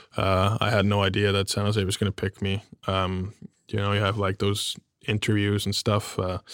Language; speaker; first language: English; non-native, fluent; German